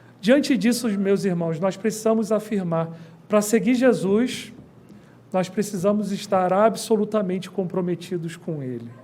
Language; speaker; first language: Portuguese; native; Portuguese